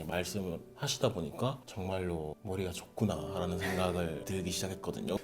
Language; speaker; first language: Korean; non-native, fluent; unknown